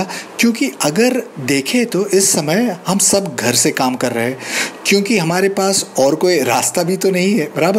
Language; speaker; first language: Hindi; native; Hindi